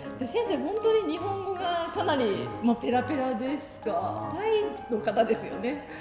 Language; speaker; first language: Japanese; native; Japanese